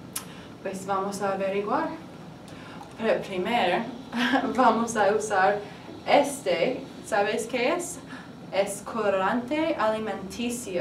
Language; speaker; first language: Spanish; non-native, learner; English